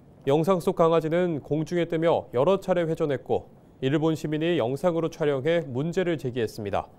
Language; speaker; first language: Korean; native; Korean